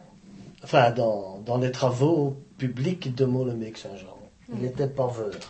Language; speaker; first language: French; native; French